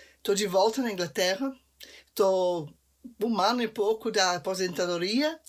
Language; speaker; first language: Portuguese; non-native, fluent; English